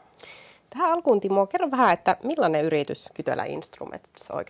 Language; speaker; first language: Finnish; native; Finnish